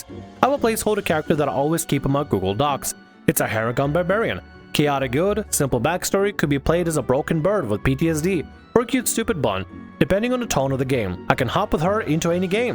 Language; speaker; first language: English; native; English